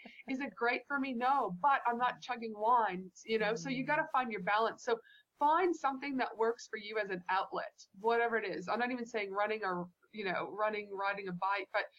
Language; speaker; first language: English; native; English